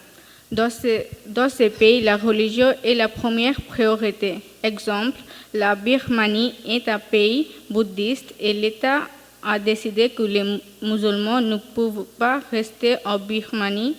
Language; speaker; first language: French; non-native, learner; Bangla